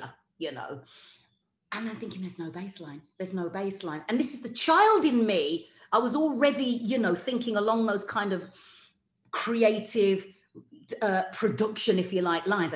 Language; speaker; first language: English; native; English